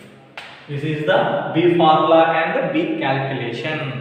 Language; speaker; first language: English; non-native, local second language; Telugu